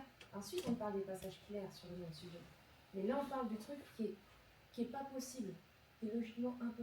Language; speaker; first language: French; native; French